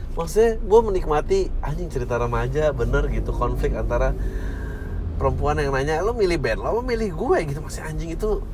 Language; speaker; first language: Indonesian; native; Indonesian